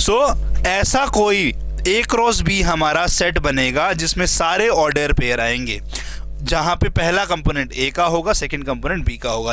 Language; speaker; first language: Hindi; native; Hindi